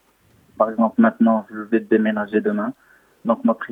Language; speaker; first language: French; non-native, local second language; Arabic